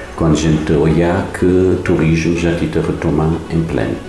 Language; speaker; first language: Portuguese; non-native, fluent; Kabuverdianu